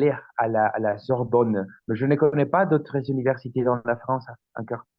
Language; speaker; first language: French; non-native, learner; Spanish